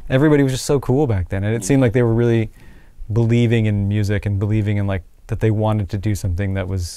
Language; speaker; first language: English; native; English